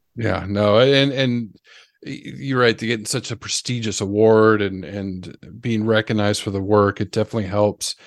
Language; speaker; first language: English; native; English